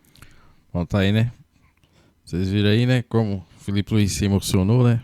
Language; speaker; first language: Portuguese; native; Portuguese